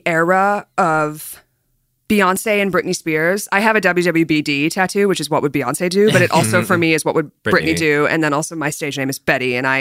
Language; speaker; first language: English; native; English